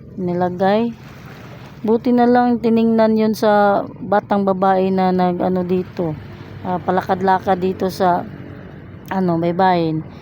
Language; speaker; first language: Filipino; non-native, local second language; Cebuano